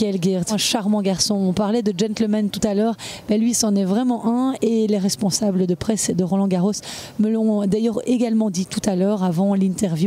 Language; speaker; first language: French; native; French